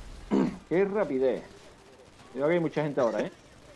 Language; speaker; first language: Spanish; native; Spanish